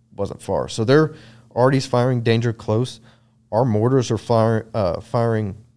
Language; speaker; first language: English; native; English